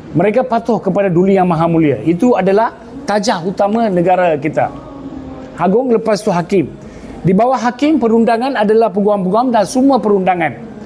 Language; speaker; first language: Malay; non-native, local second language; Tamil